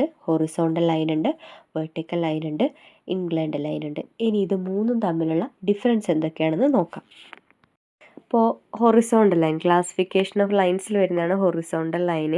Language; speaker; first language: Malayalam; native; Malayalam